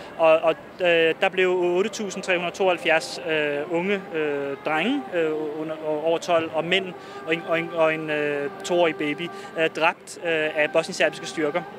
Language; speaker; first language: Danish; early bilingual, other home language; Bosnian